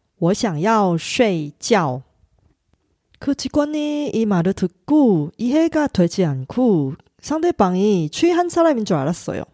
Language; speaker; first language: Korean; non-native, fluent; Chinese